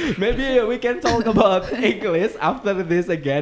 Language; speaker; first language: English; non-native, fluent; Indonesian